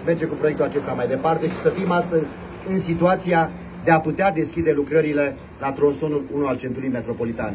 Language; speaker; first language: Romanian; native; Romanian